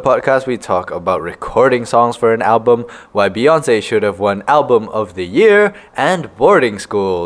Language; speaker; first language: English; non-native, local second language; Malay